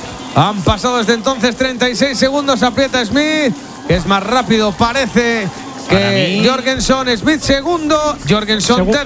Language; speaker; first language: Spanish; native; Spanish